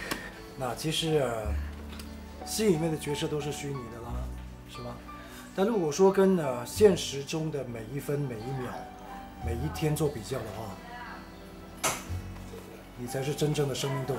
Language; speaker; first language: Chinese; native; Chinese